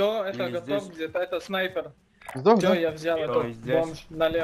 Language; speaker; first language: Russian; non-native, local second language; Latvian